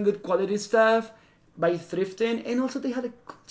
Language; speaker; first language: English; non-native, fluent; Spanish